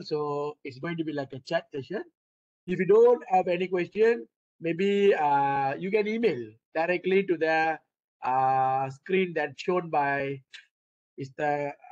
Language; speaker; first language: English; non-native, local second language; Malay